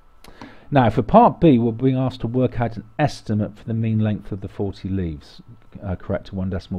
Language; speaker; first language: English; native; English